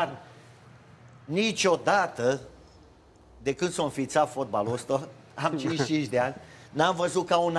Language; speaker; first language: Romanian; native; Romanian